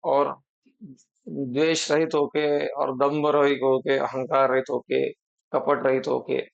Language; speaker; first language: Hindi; non-native, local second language; Marathi